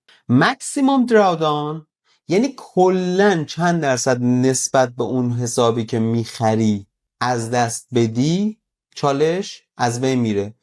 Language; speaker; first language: Persian; native; Persian